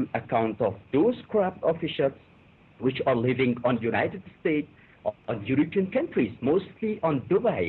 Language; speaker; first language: English; non-native, fluent; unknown